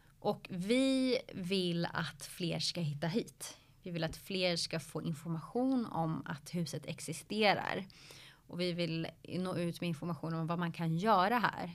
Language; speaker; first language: Swedish; early bilingual, other home language; Arabic